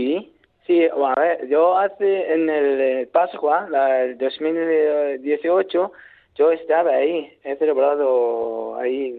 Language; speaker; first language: Spanish; non-native, learner; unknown